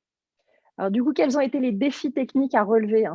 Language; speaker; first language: French; native; French